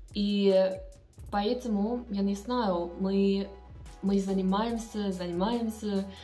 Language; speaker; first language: Russian; non-native, learner; English